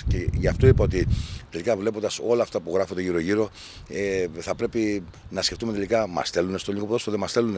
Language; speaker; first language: Greek; native; Greek